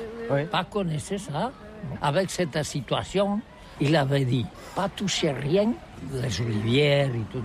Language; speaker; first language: French; non-native, learner; Catalan